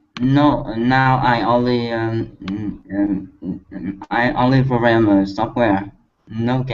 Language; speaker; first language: English; non-native, learner; Vietnamese